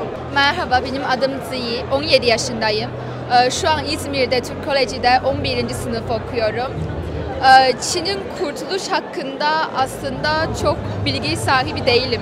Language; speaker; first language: Turkish; non-native, fluent; Chinese